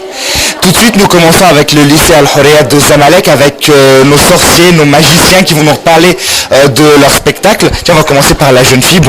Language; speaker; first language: French; non-native, fluent; Arabic